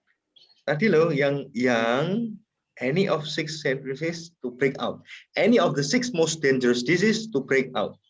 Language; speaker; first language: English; non-native, fluent; Indonesian